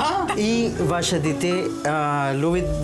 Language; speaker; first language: Ukrainian; non-native, learner; Spanish